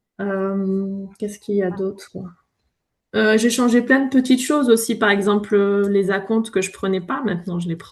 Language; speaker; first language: French; native; French